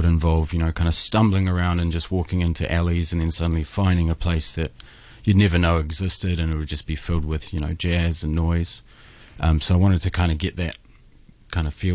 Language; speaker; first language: English; native; English